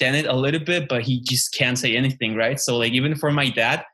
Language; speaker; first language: English; non-native, fluent; Spanish